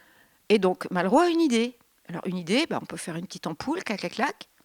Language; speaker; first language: French; native; French